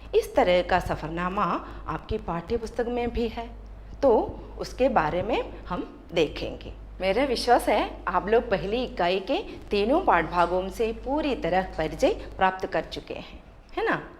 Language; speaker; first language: Hindi; non-native, local second language; Malayalam